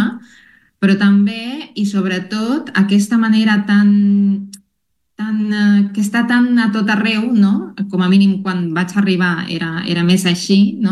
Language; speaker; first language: Catalan; non-native, fluent; Spanish